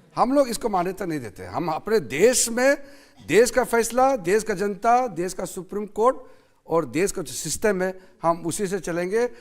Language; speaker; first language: Hindi; non-native, local second language; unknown